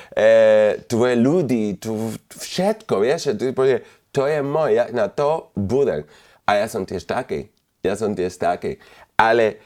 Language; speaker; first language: Slovak; non-native, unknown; Spanish